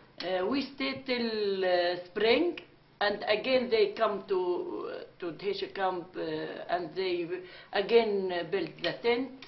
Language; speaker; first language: English; non-native, learner; Arabic